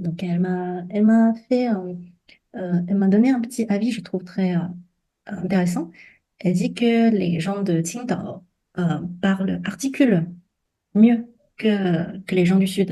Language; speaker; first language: French; non-native, fluent; Chinese